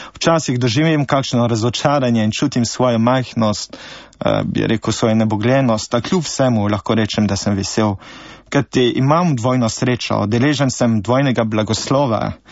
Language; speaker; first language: Slovenian; early bilingual, heritage; Slovenian